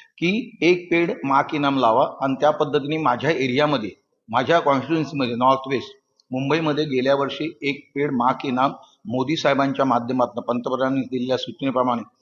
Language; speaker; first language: Marathi; native; Marathi